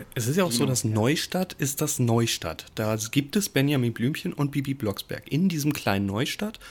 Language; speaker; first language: German; non-native, fluent; English